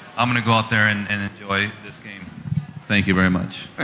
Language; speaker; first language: English; native; English